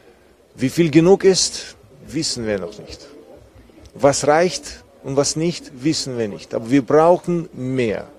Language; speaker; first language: German; non-native, fluent; Ukrainian